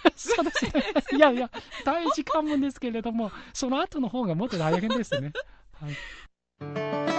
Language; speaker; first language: Japanese; non-native, fluent; Chinese